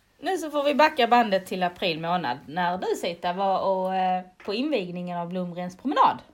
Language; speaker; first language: Swedish; native; Swedish